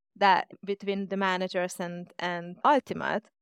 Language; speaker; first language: English; non-native, fluent; Hungarian